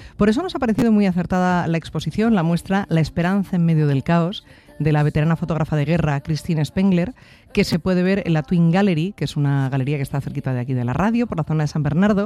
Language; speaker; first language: Spanish; native; Spanish